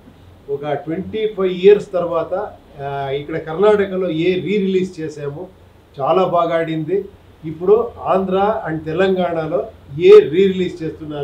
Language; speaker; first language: Telugu; non-native, local second language; Kannada